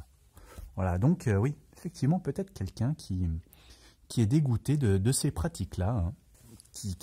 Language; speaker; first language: French; native; French